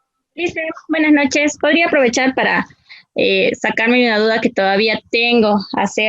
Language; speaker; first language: Spanish; native; Spanish